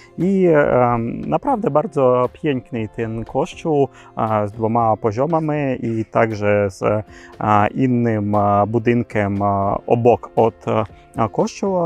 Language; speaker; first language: Polish; non-native, learner; Ukrainian